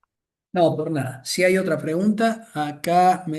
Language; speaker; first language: Spanish; native; Spanish